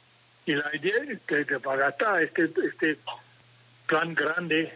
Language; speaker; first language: Spanish; non-native, fluent; English